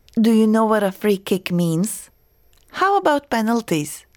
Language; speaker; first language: English; non-native, fluent; Croatian